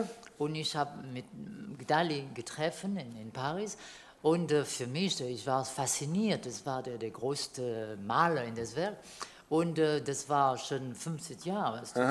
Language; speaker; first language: German; non-native, learner; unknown